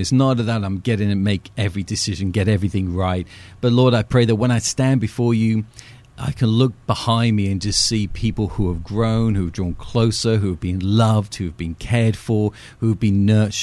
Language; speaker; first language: English; native; English